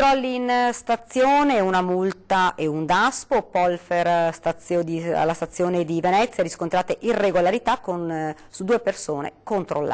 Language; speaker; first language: Italian; native; Italian